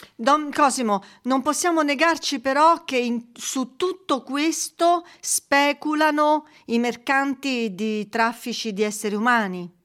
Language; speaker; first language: Italian; native; Italian